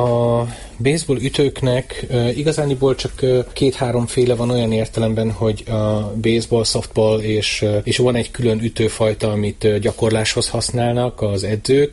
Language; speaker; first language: Hungarian; native; Hungarian